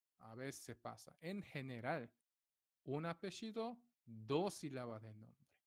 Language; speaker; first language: Spanish; non-native, fluent; Korean